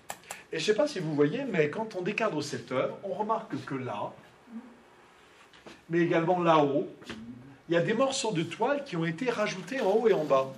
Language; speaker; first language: French; native; French